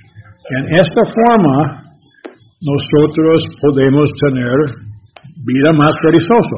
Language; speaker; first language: Spanish; non-native, learner; English